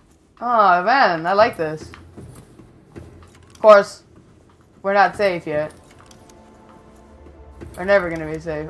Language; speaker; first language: English; native; English